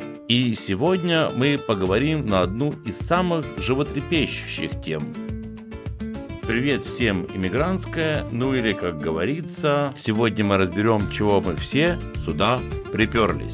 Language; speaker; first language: Russian; native; Russian